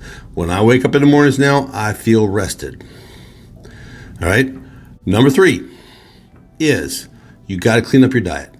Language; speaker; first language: English; native; English